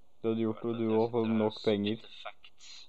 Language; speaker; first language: Norwegian; native; Norwegian